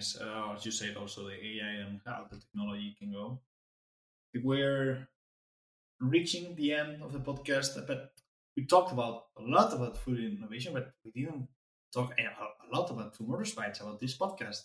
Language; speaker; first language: English; non-native, fluent; Spanish